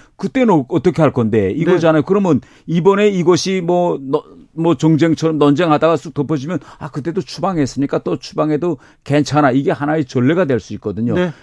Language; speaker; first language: Korean; native; Korean